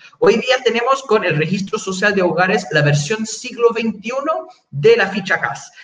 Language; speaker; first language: Spanish; non-native, fluent; English